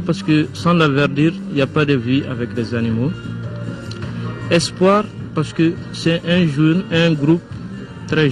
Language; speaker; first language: French; non-native, local second language; Tamasheq